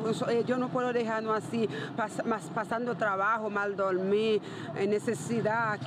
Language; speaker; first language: Spanish; non-native, learner; Haitian Creole